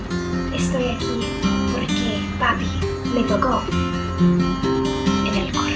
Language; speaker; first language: Spanish; non-native, learner; English